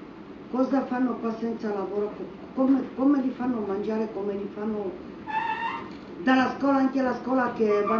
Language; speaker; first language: Italian; non-native, fluent; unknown